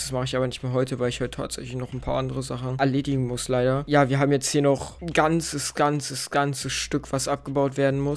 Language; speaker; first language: German; native; German